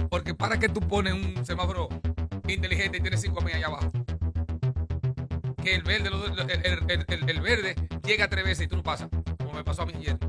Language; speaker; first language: Spanish; native; Spanish